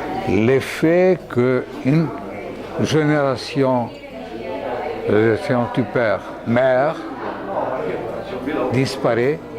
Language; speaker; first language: French; non-native, fluent; Greek